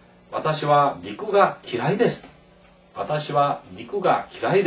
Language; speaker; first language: Japanese; non-native, fluent; Korean